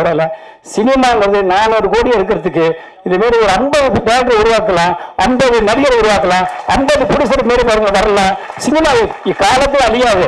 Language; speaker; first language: Tamil; native; Tamil